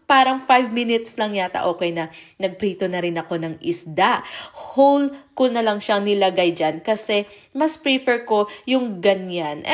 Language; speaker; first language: Filipino; non-native, local second language; Hiligaynon